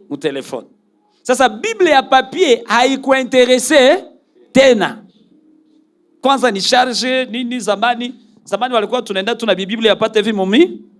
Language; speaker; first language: Swahili; native; Swahili